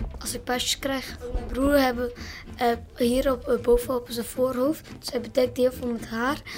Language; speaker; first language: Dutch; early bilingual, other home language; Persian